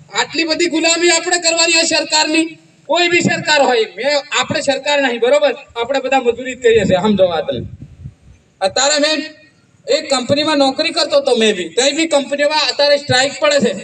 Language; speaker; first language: Gujarati; non-native, local second language; Rathawi